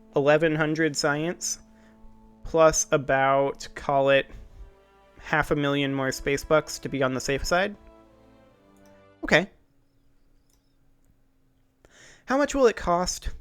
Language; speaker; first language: English; native; English